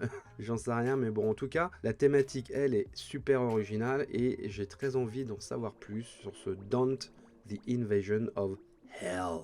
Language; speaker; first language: French; native; French